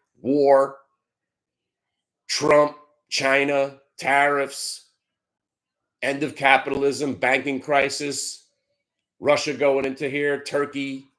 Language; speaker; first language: English; native; English